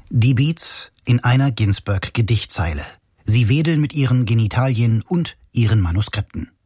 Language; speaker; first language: German; native; German